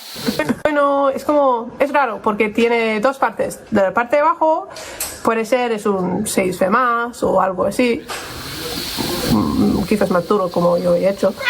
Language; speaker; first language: Spanish; non-native, learner; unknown